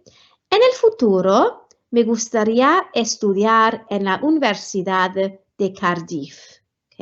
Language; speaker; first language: Spanish; non-native, fluent; Welsh